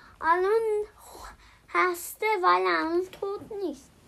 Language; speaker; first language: Persian; early bilingual, heritage; Persian